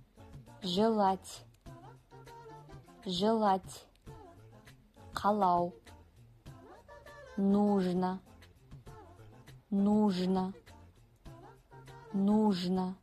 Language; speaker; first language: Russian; non-native, fluent; Kazakh